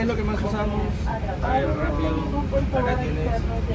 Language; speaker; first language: Spanish; native; Spanish